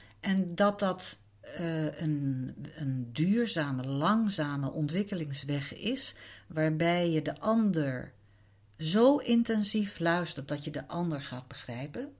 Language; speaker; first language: Dutch; native; Dutch